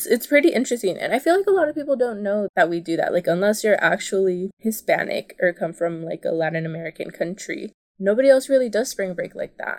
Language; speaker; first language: English; early bilingual, other home language; Spanish